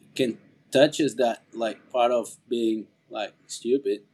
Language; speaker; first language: English; non-native, fluent; Portuguese